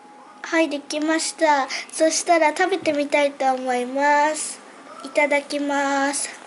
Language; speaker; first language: Japanese; early bilingual, other home language; Spanish